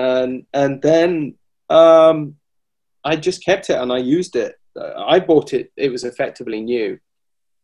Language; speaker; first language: English; native; English